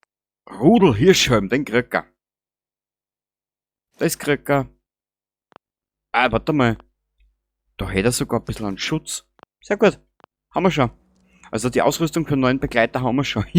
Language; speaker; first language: German; native; German